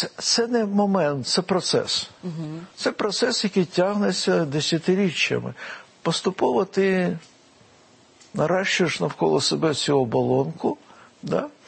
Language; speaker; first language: Ukrainian; non-native, local second language; Russian